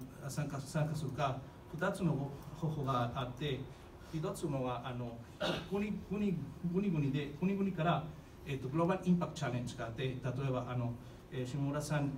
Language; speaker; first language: Japanese; non-native, fluent; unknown